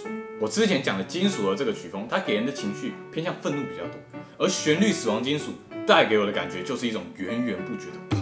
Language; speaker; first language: Chinese; native; Chinese